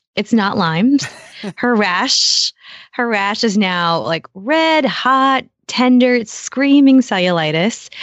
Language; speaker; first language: English; early bilingual, other home language; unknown